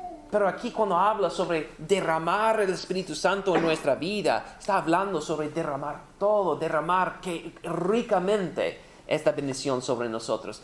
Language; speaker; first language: Spanish; non-native, fluent; English